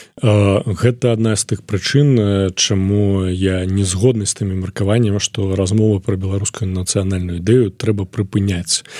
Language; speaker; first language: Belarusian; non-native, local second language; Russian